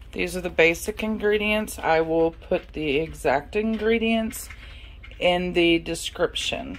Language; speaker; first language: English; native; English